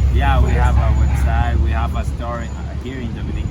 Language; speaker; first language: English; non-native, learner; Spanish